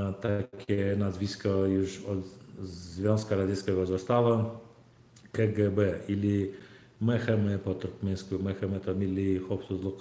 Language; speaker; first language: Polish; non-native, fluent; Turkmen